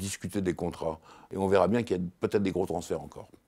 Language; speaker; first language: French; native; French